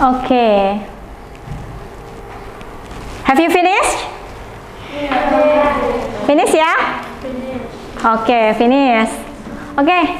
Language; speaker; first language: English; non-native, fluent; Indonesian